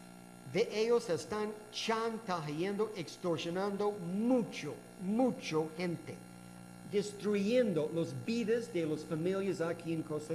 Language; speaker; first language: Spanish; non-native, learner; English